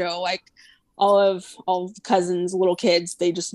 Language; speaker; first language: English; native; English